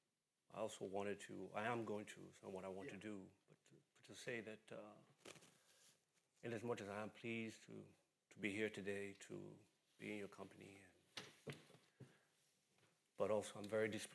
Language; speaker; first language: English; non-native, local second language; Bini